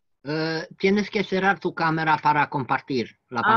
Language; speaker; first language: Spanish; non-native, learner; French